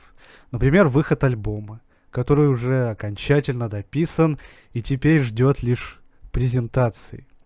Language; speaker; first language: Russian; native; Russian